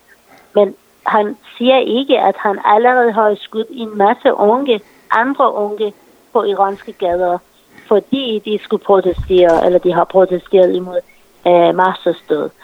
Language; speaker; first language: Danish; non-native, fluent; Persian